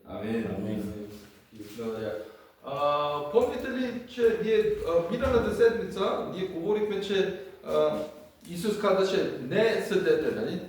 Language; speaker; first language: Bulgarian; non-native, learner; Korean